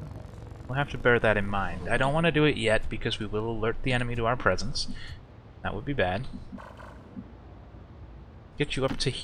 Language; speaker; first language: English; native; English